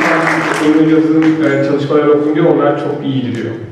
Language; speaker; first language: Turkish; native; Turkish